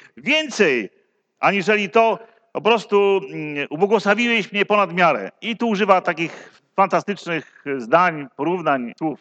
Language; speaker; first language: Polish; native; Polish